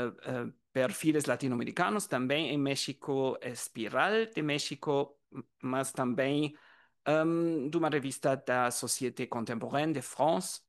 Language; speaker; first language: Portuguese; non-native, learner; German